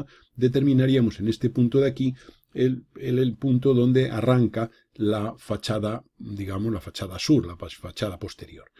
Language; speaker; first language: Spanish; native; Spanish